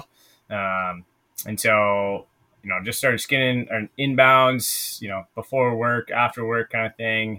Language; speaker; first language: English; native; English